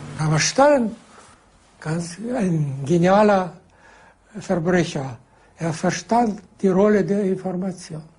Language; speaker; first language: German; non-native, fluent; Russian